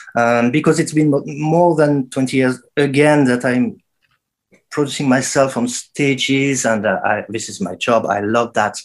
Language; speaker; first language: English; non-native, fluent; French